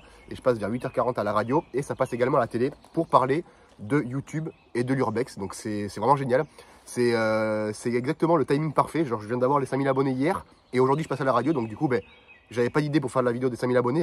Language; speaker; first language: French; native; French